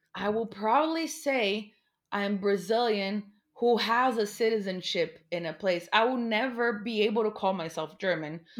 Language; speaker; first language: English; non-native, fluent; Portuguese